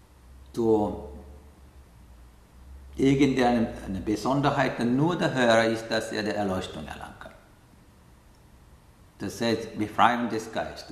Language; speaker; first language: German; non-native, learner; Sinhala